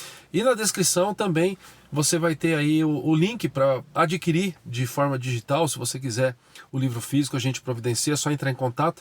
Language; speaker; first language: Portuguese; native; Portuguese